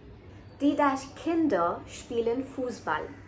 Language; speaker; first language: German; non-native, fluent; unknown